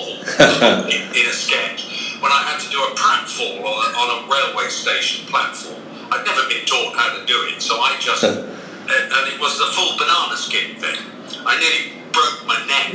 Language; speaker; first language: English; native; English